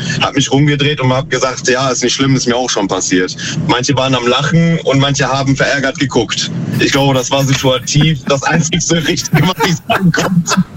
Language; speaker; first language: German; native; German